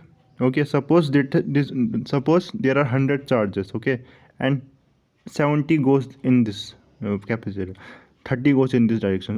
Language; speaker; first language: English; non-native, local second language; Hindi